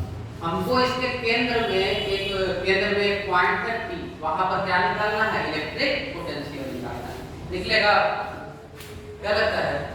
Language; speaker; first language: Hindi; native; Hindi